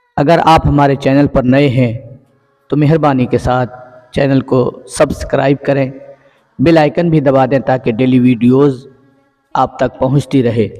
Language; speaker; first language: Urdu; native; Urdu